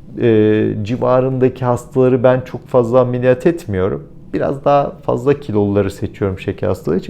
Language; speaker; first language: Turkish; native; Turkish